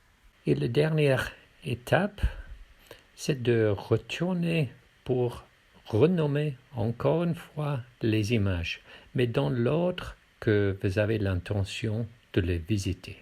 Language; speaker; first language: French; non-native, fluent; English